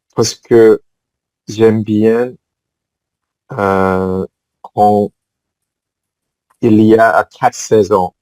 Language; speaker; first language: French; non-native, fluent; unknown